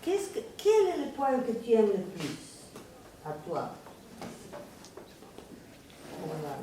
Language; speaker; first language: French; non-native, fluent; Serbian